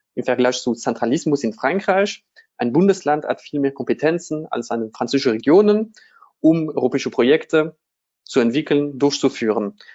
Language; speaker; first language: German; non-native, fluent; French